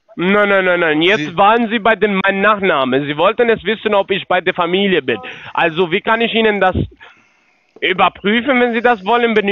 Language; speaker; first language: German; non-native, learner; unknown